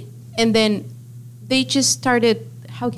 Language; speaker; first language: English; non-native, fluent; Spanish